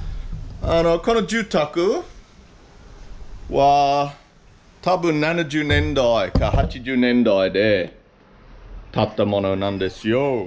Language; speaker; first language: Japanese; non-native, learner; English